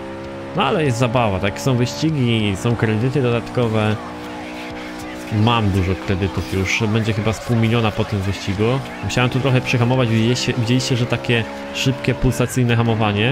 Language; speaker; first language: Polish; native; Polish